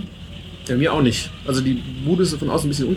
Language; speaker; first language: German; native; German